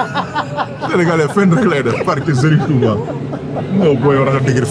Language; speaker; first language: German; non-native, learner; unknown